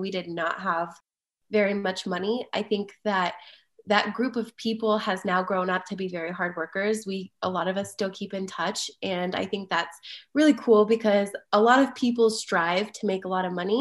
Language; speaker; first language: English; native; English